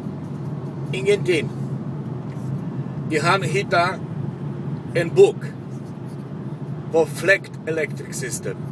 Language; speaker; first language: Swedish; non-native, local second language; Polish